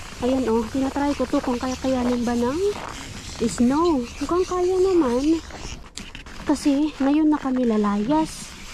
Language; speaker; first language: Filipino; non-native, local second language; Cebuano